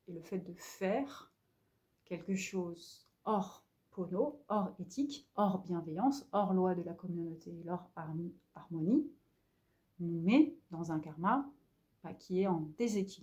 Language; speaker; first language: French; native; French